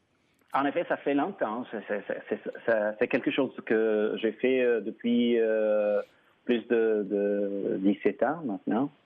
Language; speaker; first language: French; non-native, fluent; Arabic